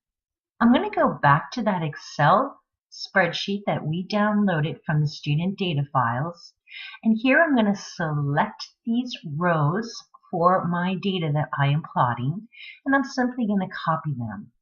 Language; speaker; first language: English; native; English